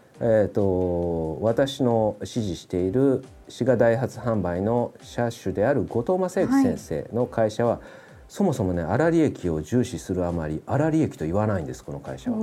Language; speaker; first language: Japanese; native; Japanese